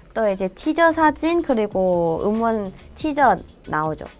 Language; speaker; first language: Korean; non-native, fluent; Thai